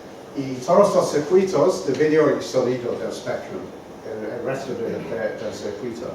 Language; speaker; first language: Spanish; non-native, fluent; English